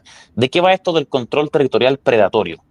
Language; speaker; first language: Spanish; native; Spanish